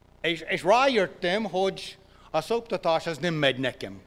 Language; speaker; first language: Hungarian; non-native, fluent; English